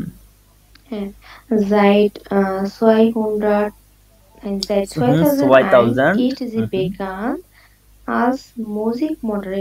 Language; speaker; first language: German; non-native, learner; Bangla